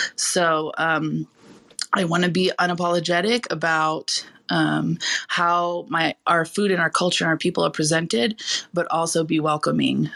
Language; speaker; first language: English; early bilingual, other home language; Filipino